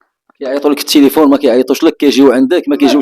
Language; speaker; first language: Arabic; native; Arabic